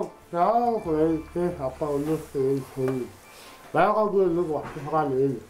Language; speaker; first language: Mongolian; non-native, learner; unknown